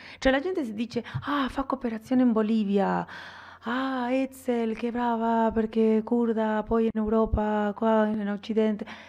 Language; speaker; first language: Italian; non-native, fluent; Spanish